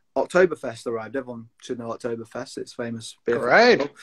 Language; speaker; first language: English; native; English